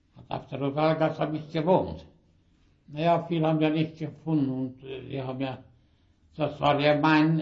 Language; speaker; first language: German; early bilingual, heritage; German